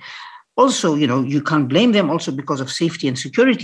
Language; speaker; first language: English; native; English